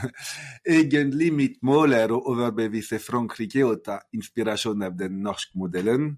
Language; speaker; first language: Norwegian; non-native, fluent; French